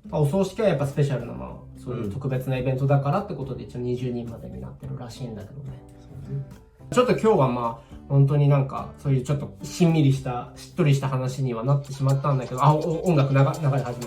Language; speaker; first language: Japanese; native; Japanese